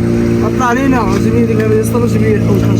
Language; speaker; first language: Arabic; native; Arabic